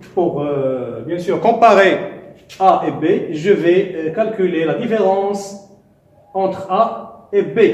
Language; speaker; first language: French; non-native, local second language; Arabic